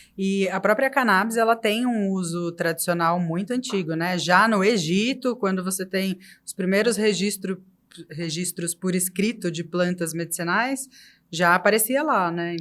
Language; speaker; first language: Portuguese; native; Portuguese